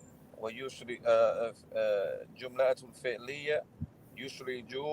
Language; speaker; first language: Arabic; non-native, learner; English